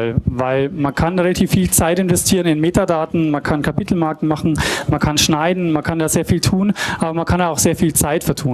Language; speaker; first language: German; native; German